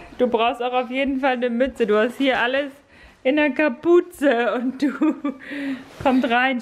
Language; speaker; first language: German; native; German